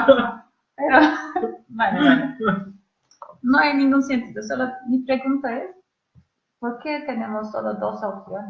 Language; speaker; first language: Spanish; non-native, learner; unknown